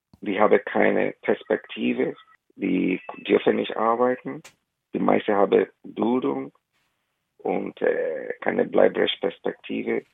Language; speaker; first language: German; non-native, fluent; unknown